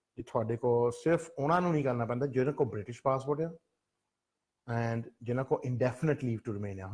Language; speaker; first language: Punjabi; early bilingual, heritage; Punjabi